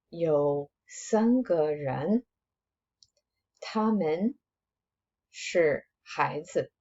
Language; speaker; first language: Chinese; non-native, fluent; English